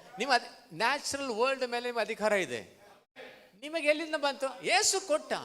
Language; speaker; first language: Kannada; non-native, local second language; Tamil